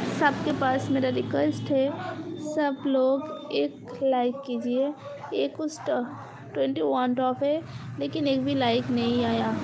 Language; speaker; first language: Hindi; non-native, local second language; Bangla